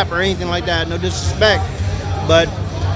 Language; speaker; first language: English; native; English